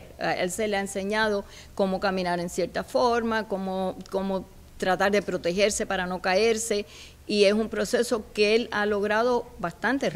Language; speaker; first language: Spanish; native; Spanish